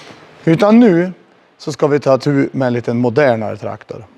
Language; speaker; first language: Swedish; native; Swedish